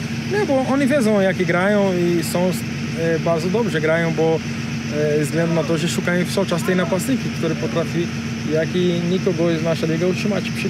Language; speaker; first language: Polish; non-native, learner; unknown